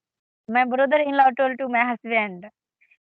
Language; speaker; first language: English; non-native, learner; Hindi